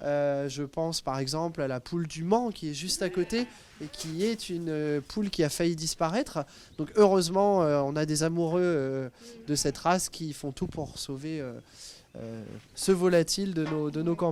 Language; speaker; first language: French; native; French